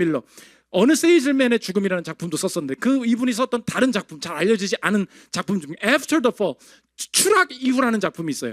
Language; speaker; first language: Korean; native; Korean